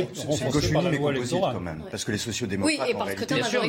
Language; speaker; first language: French; native; French